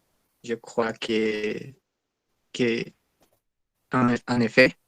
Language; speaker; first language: French; non-native, learner; Spanish